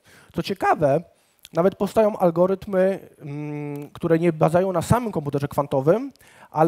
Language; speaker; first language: Polish; native; Polish